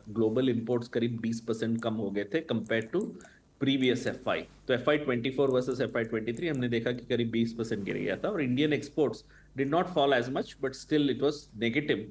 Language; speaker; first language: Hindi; non-native, local second language; Tamil